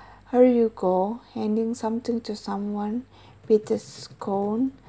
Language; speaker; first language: English; non-native, learner; Indonesian